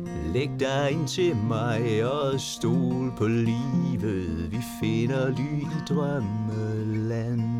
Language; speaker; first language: Danish; native; Danish